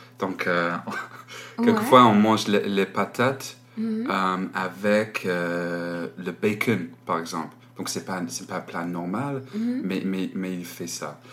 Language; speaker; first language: French; non-native, learner; English